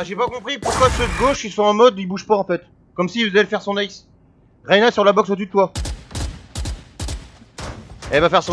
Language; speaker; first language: French; native; French